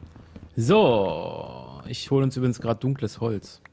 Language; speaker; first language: German; native; German